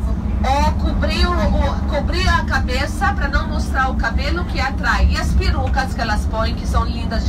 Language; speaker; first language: Portuguese; non-native, fluent; Hebrew